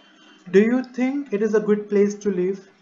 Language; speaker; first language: English; non-native, local second language; Hindi